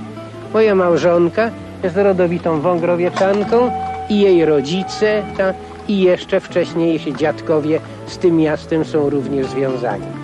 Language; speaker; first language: Polish; native; Polish